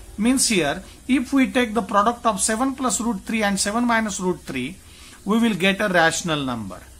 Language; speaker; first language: English; non-native, local second language; Marathi